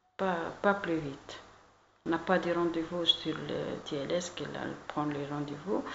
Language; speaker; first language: French; non-native, learner; Arabic